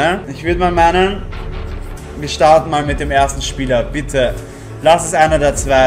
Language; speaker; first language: German; native; German